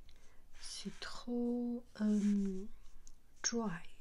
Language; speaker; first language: French; non-native, learner; Chinese